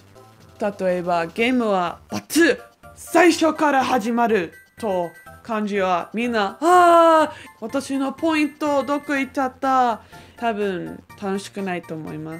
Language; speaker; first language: Japanese; non-native, learner; English